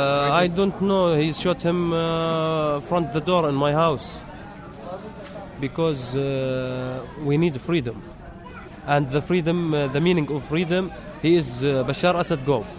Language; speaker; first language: English; non-native, learner; Arabic